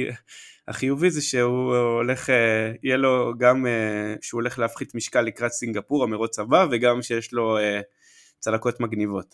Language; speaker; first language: Hebrew; native; Hebrew